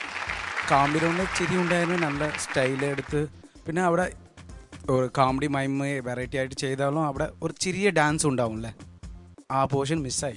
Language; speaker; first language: Malayalam; non-native, learner; Tamil